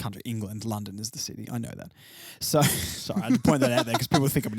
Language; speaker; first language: English; native; English